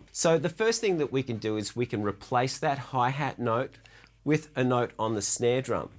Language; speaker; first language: English; native; English